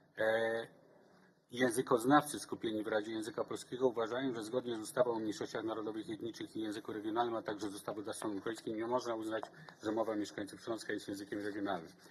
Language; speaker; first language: Polish; native; Polish